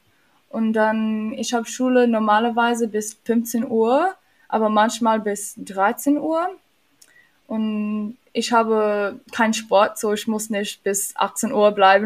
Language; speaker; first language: German; non-native, learner; English